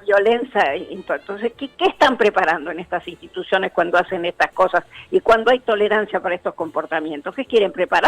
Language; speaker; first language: Spanish; native; Spanish